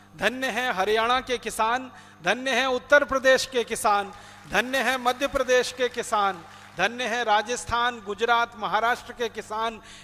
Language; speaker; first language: Hindi; native; Hindi